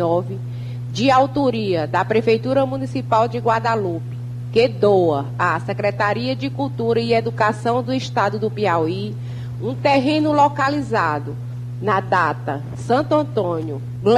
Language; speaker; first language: Portuguese; native; Portuguese